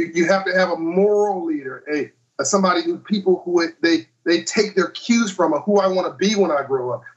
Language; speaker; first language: English; native; English